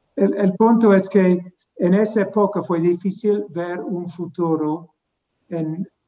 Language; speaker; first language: Spanish; non-native, fluent; English